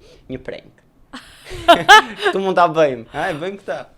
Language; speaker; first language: Albanian; native; Albanian